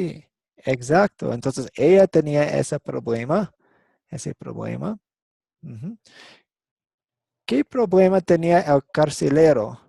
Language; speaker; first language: Spanish; non-native, fluent; English